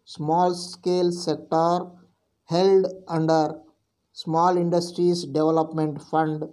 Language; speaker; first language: English; non-native, local second language; Telugu